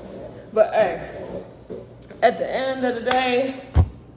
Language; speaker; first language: English; native; English